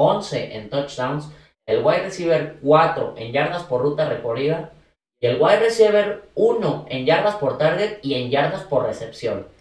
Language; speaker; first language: Spanish; native; Spanish